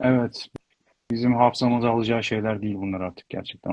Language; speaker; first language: Turkish; native; Turkish